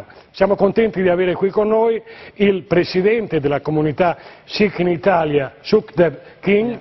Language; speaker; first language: Italian; native; Italian